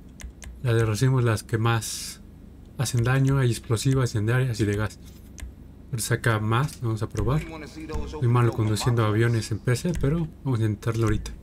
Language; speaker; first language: Spanish; native; Spanish